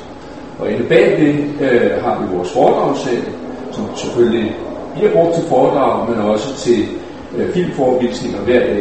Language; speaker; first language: Danish; native; Danish